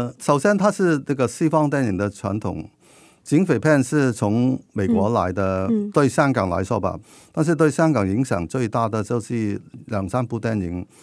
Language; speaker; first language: Chinese; non-native, local second language; Cantonese